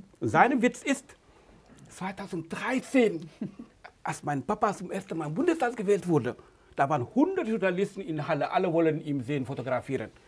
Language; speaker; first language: German; non-native, fluent; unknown